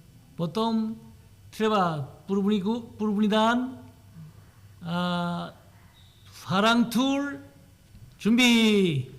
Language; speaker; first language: Czech; non-native, learner; Korean